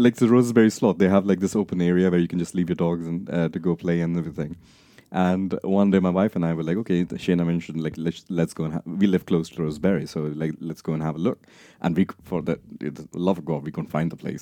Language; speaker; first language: English; non-native, local second language; Punjabi